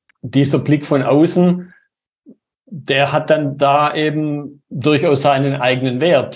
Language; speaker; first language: German; native; German